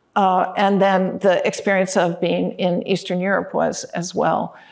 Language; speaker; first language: English; native; English